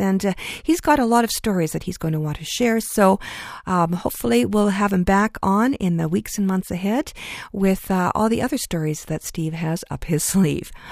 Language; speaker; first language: English; early bilingual, other home language; Ukrainian